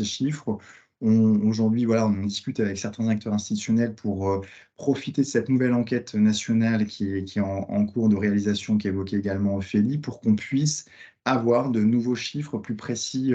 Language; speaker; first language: French; native; French